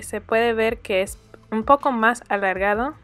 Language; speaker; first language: Spanish; early bilingual, heritage; Spanish